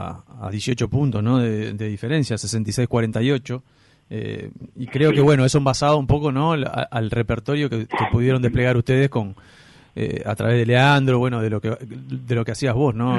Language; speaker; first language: Spanish; native; Spanish